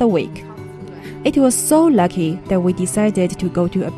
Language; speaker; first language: English; non-native, fluent; Chinese